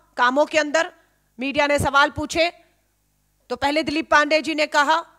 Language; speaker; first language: Hindi; native; Hindi